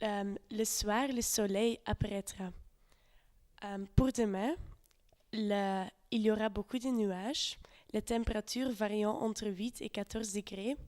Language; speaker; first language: French; non-native, learner; Dutch